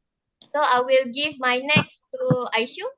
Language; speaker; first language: English; non-native, local second language; Malay